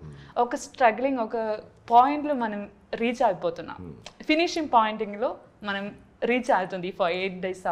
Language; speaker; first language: Telugu; non-native, learner; Malayalam